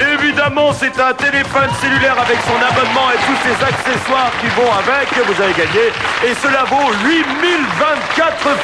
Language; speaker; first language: French; native; French